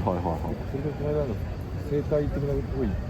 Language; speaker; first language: Japanese; native; Japanese